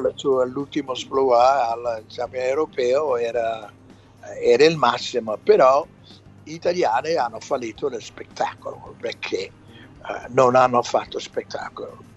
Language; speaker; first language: Italian; non-native, fluent; English